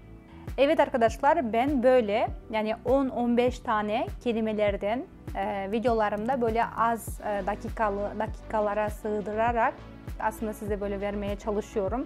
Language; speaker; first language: Turkish; non-native, fluent; Kazakh